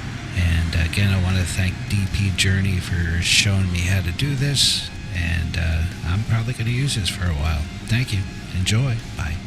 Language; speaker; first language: English; native; English